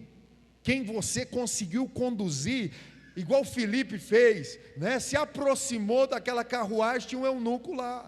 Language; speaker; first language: Portuguese; native; Portuguese